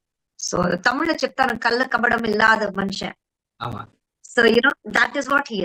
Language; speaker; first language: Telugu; non-native, fluent; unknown